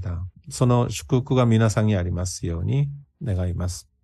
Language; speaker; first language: Japanese; non-native, fluent; Korean